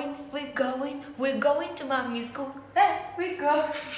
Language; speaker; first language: English; non-native, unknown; Spanish